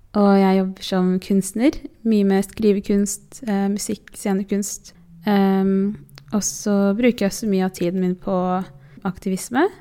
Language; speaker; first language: Norwegian; early bilingual, other home language; Tigrinya